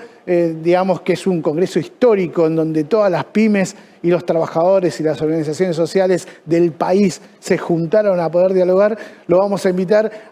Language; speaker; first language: Spanish; native; Spanish